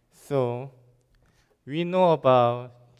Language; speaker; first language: English; non-native, learner; Korean